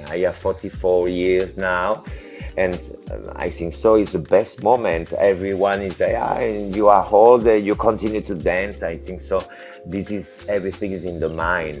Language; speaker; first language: English; non-native, learner; French